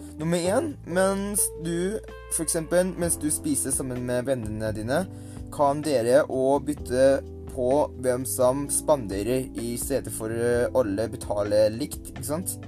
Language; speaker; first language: Norwegian; non-native, learner; Thai